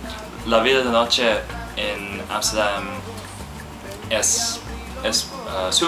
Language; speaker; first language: Spanish; non-native, learner; English